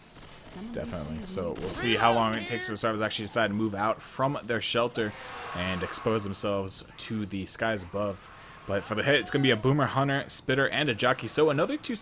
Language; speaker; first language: English; native; English